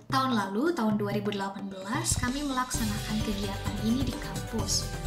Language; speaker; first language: Indonesian; native; Indonesian